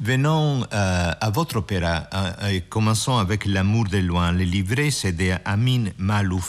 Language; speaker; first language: French; non-native, fluent; Italian